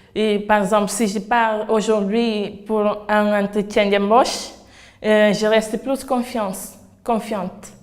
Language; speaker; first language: French; non-native, fluent; Kabuverdianu